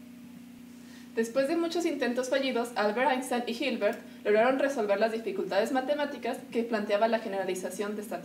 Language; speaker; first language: Spanish; native; Spanish